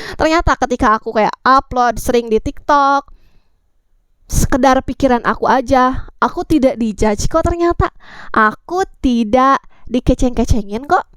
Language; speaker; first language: Indonesian; native; Indonesian